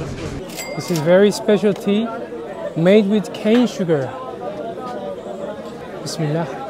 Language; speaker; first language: English; non-native, fluent; Korean